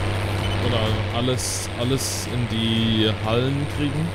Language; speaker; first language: German; native; German